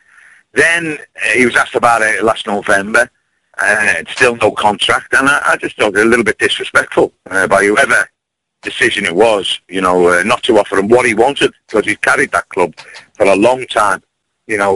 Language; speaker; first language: English; native; English